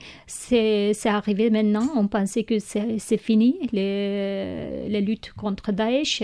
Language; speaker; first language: French; non-native, learner; Kurdish